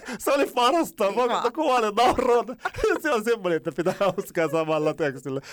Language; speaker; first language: Finnish; non-native, fluent; Arabic